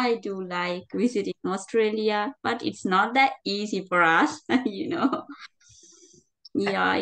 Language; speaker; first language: English; non-native, learner; Sinhala